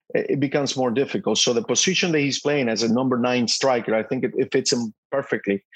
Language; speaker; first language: English; non-native, fluent; Spanish